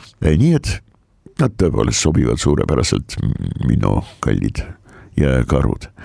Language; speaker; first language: Estonian; non-native, local second language; Russian